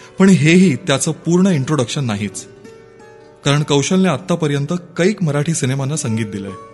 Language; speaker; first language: Marathi; native; Marathi